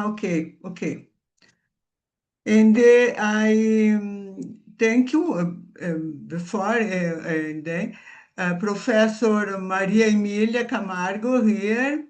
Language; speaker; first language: English; non-native, learner; Portuguese